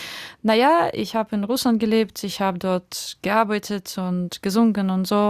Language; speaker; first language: German; non-native, fluent; Russian